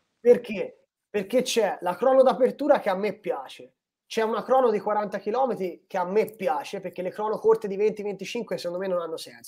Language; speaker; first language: Italian; native; Italian